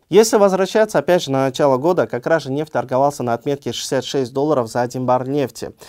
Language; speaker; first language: Russian; non-native, local second language; Uzbek